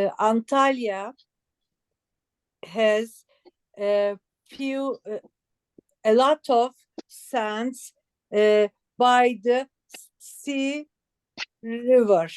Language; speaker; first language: English; non-native, learner; Turkish